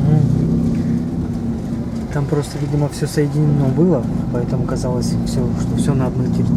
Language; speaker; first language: Russian; native; Russian